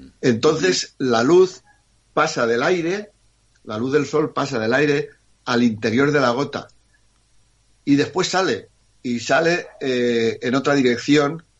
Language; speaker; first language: Spanish; native; Spanish